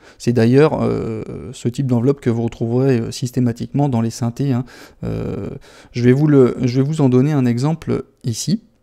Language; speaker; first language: French; native; French